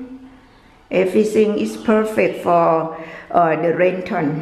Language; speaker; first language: English; non-native, learner; Thai